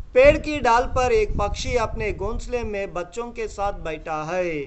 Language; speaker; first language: Hindi; non-native, local second language; Telugu